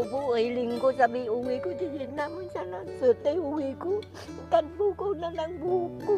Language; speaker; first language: Filipino; non-native, learner; Vietnamese